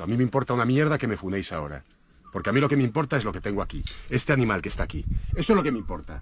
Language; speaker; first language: Spanish; native; Spanish